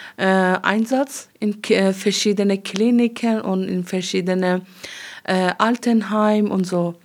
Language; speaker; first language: German; non-native, learner; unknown